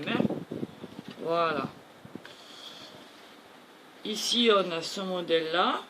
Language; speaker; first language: French; native; French